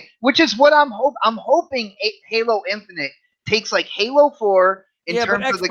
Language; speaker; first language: English; native; English